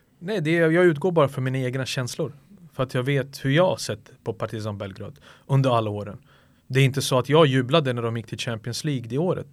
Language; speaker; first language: Swedish; early bilingual, other home language; Serbian